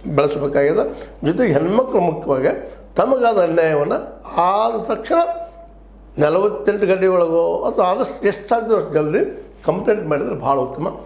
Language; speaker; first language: Kannada; native; Kannada